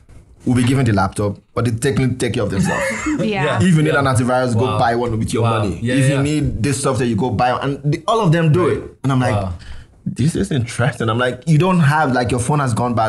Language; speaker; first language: English; non-native, local second language; Yoruba